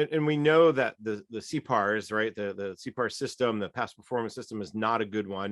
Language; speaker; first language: English; native; English